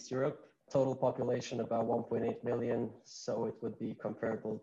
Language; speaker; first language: English; non-native, fluent; Albanian